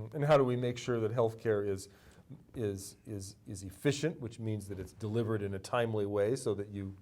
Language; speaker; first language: English; native; English